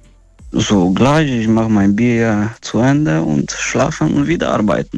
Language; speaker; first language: German; non-native, learner; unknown